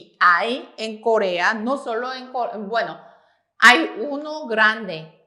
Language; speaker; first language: Spanish; non-native, fluent; Korean